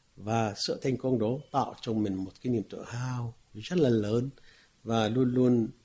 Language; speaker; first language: Vietnamese; non-native, fluent; Arabic